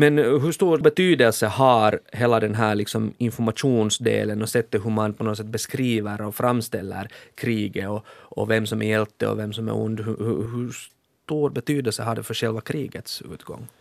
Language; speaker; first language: Swedish; native; Swedish